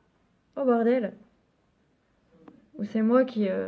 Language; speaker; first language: French; native; French